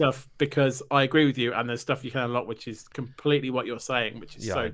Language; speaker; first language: English; native; English